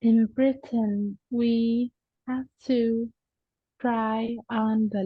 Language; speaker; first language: English; non-native, learner; Vietnamese